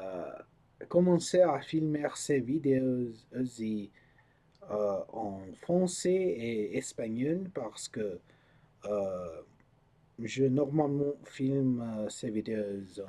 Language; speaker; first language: French; non-native, learner; English